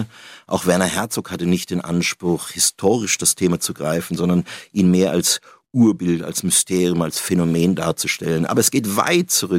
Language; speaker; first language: German; native; German